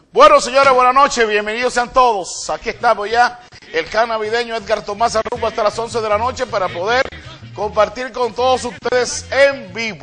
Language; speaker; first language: Spanish; native; Spanish